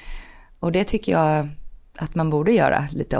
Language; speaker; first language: Swedish; early bilingual, heritage; Swedish